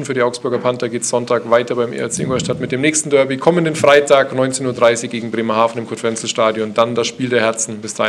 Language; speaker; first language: German; native; German